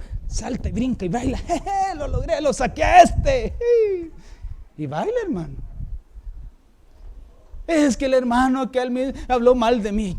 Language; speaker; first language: Spanish; native; Spanish